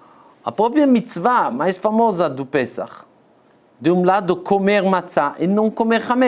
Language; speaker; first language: Portuguese; non-native, fluent; Hebrew